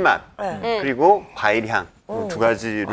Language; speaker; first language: Korean; native; Korean